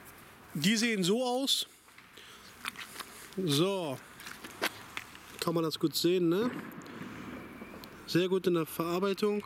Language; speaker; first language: German; native; German